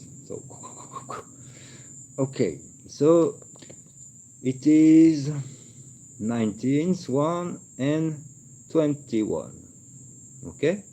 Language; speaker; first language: English; non-native, learner; French